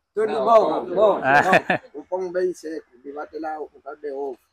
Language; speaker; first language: Portuguese; non-native, local second language; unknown